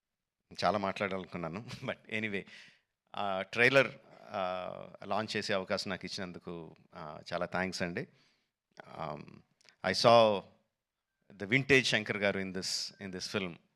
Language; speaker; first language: Telugu; native; Telugu